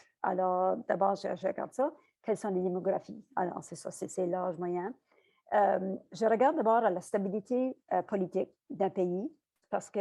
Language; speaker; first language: French; native; French